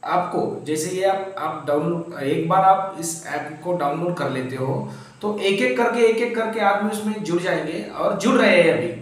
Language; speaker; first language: Hindi; non-native, local second language; Marathi